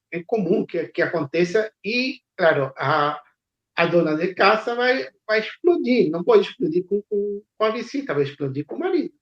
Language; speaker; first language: Portuguese; non-native, fluent; Spanish